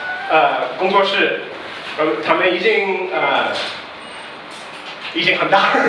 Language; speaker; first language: Chinese; non-native, fluent; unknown